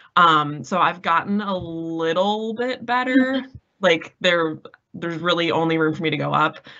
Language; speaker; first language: English; native; English